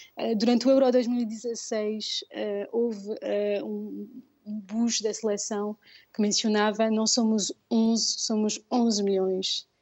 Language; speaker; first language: Portuguese; early bilingual, heritage; Portuguese